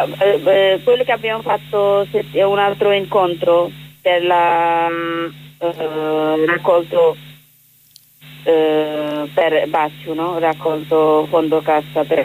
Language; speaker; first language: Italian; non-native, learner; Bangla